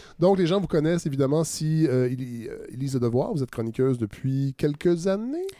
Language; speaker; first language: French; native; French